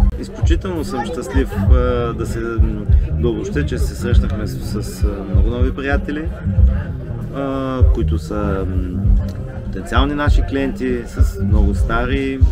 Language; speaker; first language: Bulgarian; native; Bulgarian